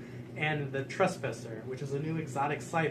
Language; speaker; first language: English; native; English